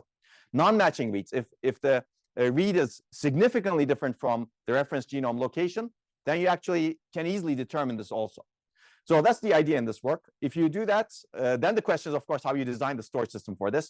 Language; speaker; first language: English; non-native, fluent; Turkish